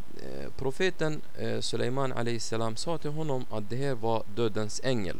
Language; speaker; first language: Swedish; non-native, fluent; Arabic